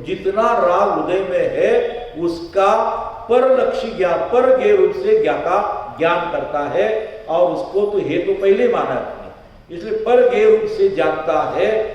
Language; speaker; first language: Hindi; non-native, local second language; Marathi